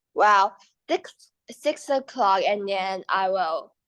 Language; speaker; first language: English; non-native, learner; Chinese